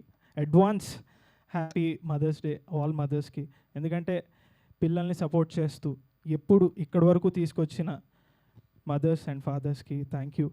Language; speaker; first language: Telugu; native; Telugu